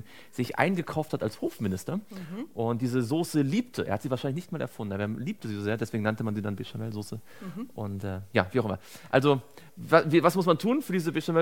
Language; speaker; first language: German; native; German